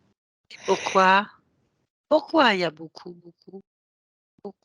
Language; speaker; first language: French; native; French